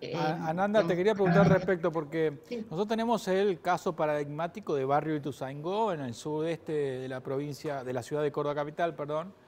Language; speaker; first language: Spanish; native; Spanish